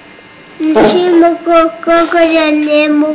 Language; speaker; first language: Cantonese; early bilingual, heritage; Cantonese